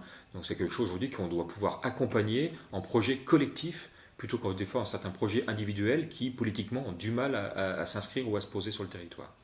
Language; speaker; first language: French; native; French